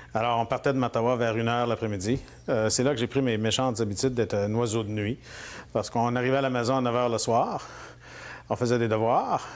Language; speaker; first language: French; native; French